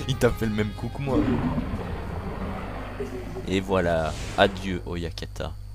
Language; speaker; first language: French; native; French